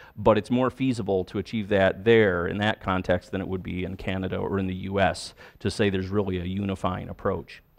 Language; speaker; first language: English; native; English